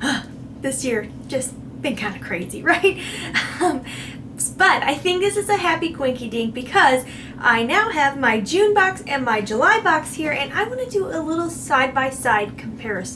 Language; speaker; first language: English; native; English